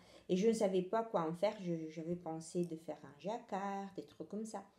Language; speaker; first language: French; non-native, fluent; Italian